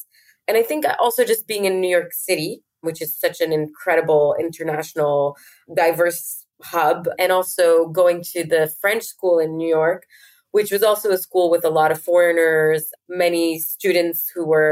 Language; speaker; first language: English; native; English